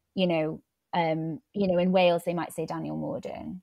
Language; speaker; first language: English; native; English